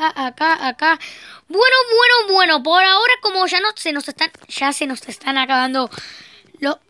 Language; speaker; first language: Spanish; native; Spanish